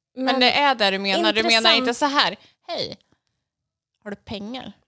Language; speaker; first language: Swedish; native; Swedish